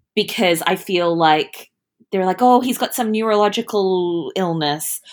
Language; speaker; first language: English; early bilingual, other home language; Italian